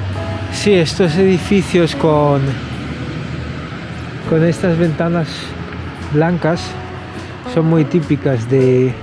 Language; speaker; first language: Spanish; non-native, fluent; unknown